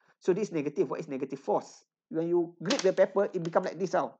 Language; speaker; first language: English; non-native, local second language; Malay